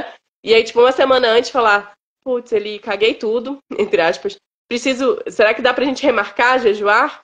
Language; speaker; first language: Portuguese; native; Portuguese